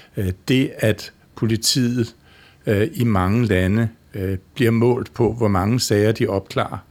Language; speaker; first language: Danish; native; Danish